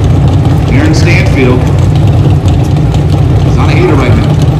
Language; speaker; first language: English; native; English